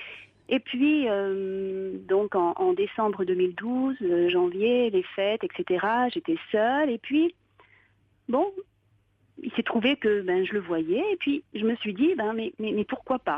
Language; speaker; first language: French; native; French